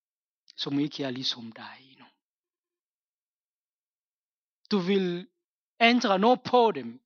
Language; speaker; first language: Danish; non-native, fluent; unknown